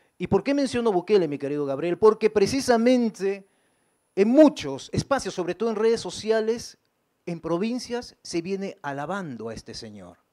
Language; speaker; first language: Spanish; native; Spanish